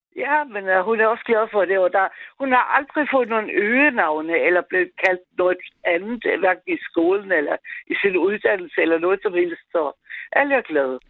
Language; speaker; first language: Danish; non-native, fluent; German